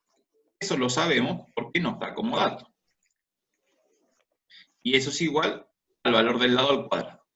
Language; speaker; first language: Spanish; native; Spanish